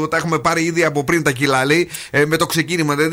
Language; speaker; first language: Greek; native; Greek